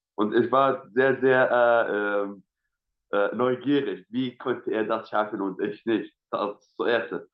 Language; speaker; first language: German; non-native, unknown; Arabic